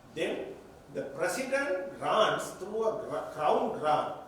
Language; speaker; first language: English; non-native, local second language; Sinhala